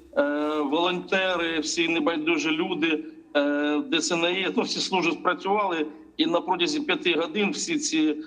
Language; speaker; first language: Ukrainian; native; Ukrainian